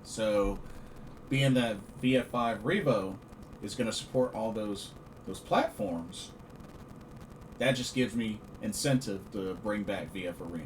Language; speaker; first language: English; native; English